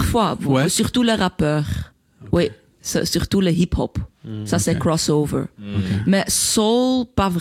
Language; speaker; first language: French; non-native, local second language; Dutch